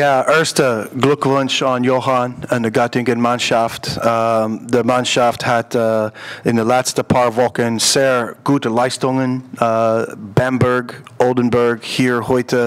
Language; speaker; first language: German; non-native, learner; English